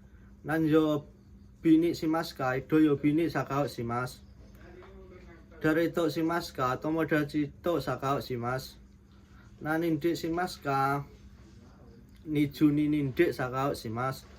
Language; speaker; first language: Japanese; non-native, learner; Indonesian